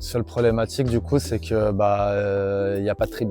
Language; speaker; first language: French; native; French